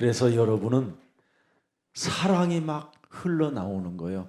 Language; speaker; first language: Korean; native; Korean